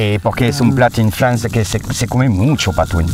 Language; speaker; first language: Spanish; non-native, learner; French